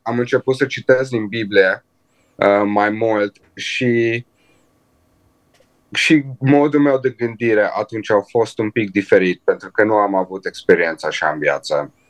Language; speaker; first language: Romanian; early bilingual, heritage; Romanian